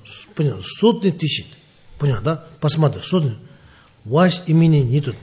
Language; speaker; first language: Russian; non-native, learner; Tibetan